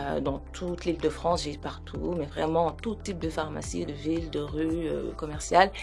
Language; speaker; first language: French; non-native, local second language; Wolof